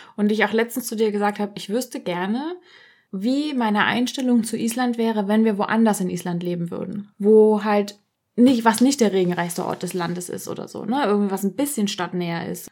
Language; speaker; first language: German; native; German